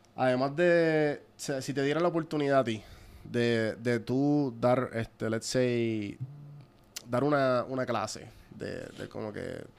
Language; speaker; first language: Spanish; early bilingual, heritage; Spanish